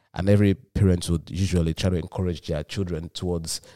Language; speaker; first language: English; non-native, local second language; Yoruba